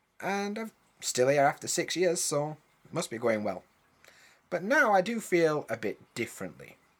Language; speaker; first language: English; native; English